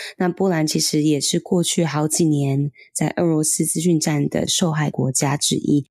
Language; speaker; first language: Chinese; native; Chinese